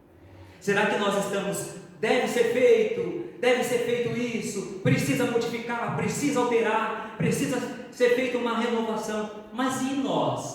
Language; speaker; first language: Portuguese; native; Portuguese